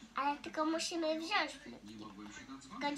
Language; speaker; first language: Polish; early bilingual, other home language; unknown